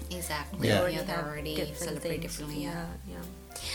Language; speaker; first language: English; non-native, fluent; Vietnamese